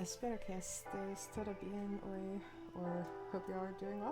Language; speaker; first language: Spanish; non-native, learner; English